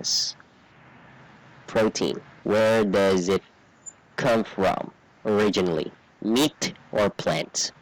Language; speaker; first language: English; non-native, fluent; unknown